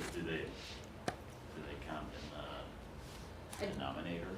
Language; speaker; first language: English; native; English